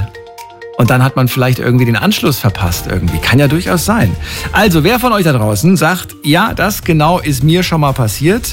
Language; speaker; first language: German; native; German